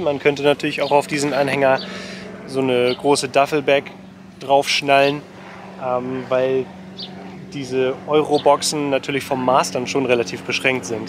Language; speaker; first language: German; native; German